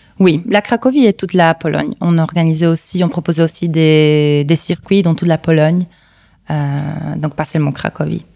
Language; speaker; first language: French; non-native, fluent; Polish